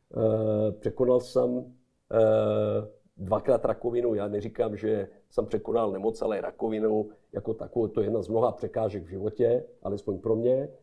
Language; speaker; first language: Czech; non-native, fluent; Serbian